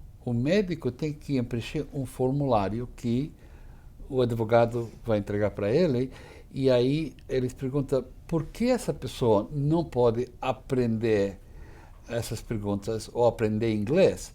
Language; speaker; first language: Portuguese; non-native, fluent; English